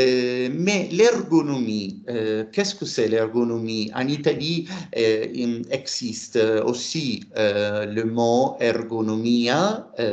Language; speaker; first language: French; non-native, fluent; Italian